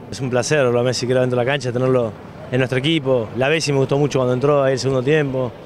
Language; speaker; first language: Spanish; native; Spanish